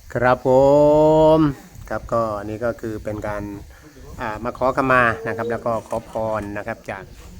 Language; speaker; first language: Thai; native; Thai